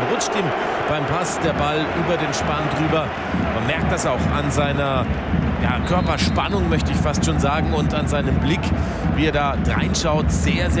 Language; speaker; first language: German; native; German